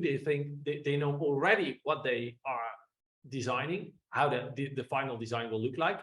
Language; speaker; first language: English; non-native, fluent; Dutch